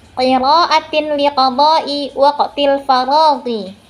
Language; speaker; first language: Arabic; non-native, learner; Indonesian